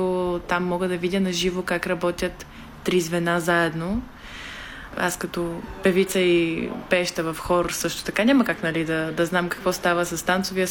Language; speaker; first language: Bulgarian; native; Bulgarian